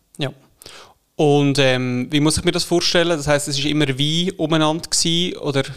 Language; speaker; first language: German; native; German